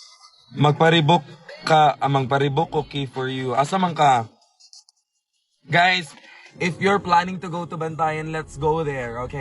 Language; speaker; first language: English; non-native, local second language; Cebuano